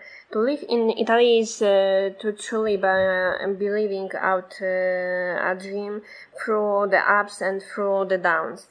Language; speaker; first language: English; non-native, fluent; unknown